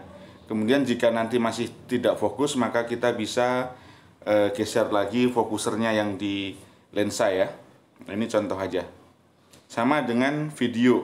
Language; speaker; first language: Indonesian; native; Indonesian